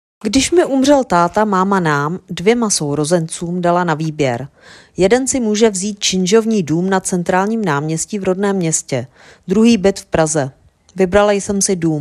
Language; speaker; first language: Czech; native; Czech